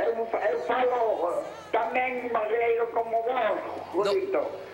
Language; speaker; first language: Portuguese; non-native, learner; Spanish